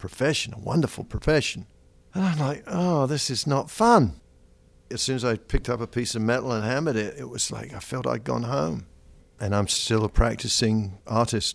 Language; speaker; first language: English; native; English